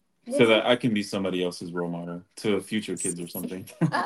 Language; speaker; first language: English; early bilingual, other home language; Spanish